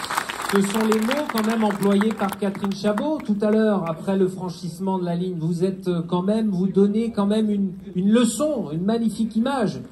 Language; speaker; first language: French; native; French